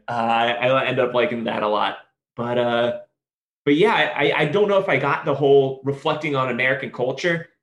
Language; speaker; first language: English; native; English